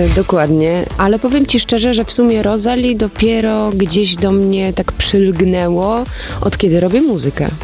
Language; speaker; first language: Polish; early bilingual, other home language; German